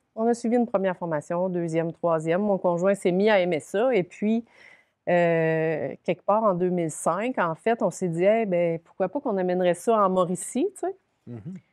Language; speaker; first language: French; native; French